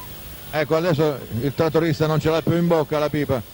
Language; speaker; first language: Italian; native; Italian